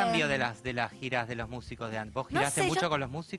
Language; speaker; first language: Spanish; native; Spanish